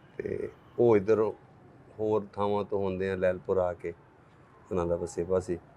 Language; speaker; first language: Punjabi; native; Punjabi